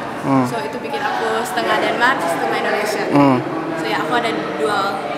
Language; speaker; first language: Indonesian; early bilingual, heritage; English